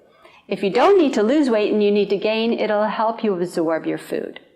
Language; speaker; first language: English; native; English